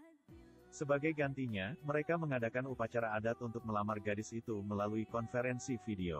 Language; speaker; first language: Indonesian; native; Indonesian